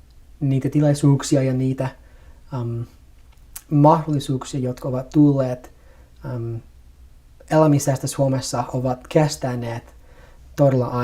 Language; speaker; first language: Finnish; non-native, fluent; English